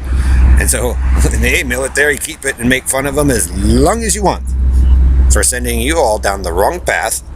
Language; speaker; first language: English; native; English